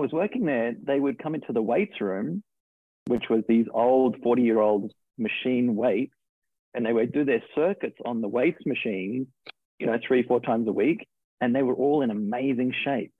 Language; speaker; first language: English; native; English